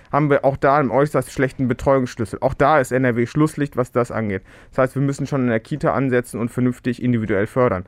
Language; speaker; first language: German; early bilingual, other home language; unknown